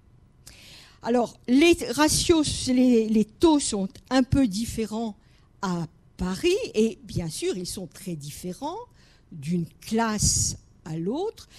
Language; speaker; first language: French; native; French